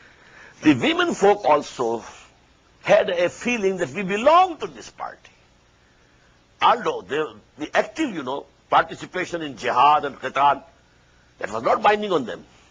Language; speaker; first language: English; non-native, local second language; Urdu